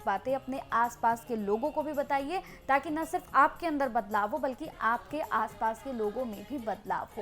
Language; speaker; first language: Hindi; native; Hindi